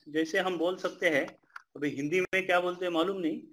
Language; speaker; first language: Hindi; non-native, fluent; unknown